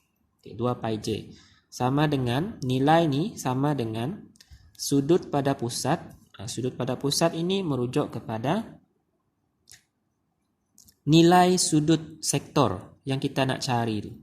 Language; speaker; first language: Malay; native; Malay